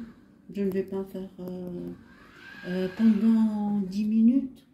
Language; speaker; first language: French; non-native, local second language; Arabic